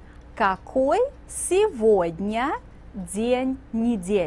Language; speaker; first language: Russian; non-native, fluent; English